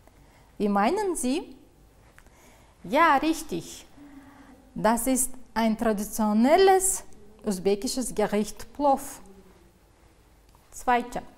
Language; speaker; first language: German; non-native, fluent; Uzbek